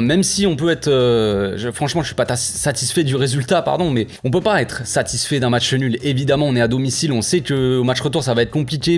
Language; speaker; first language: French; native; French